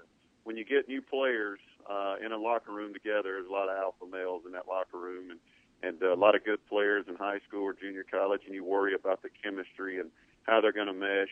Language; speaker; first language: English; native; English